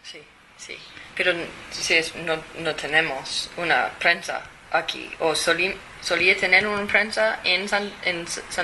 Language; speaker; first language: Spanish; non-native, fluent; English